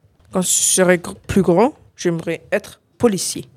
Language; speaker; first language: French; non-native, learner; English